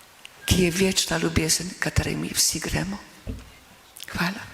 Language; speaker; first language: Slovenian; non-native, fluent; Polish